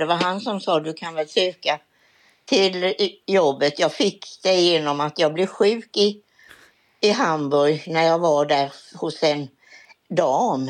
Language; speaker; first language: Swedish; native; Swedish